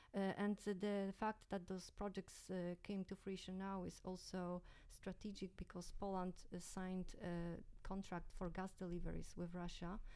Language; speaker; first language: English; non-native, fluent; Polish